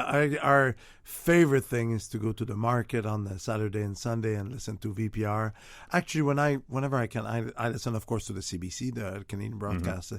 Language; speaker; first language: English; non-native, fluent; French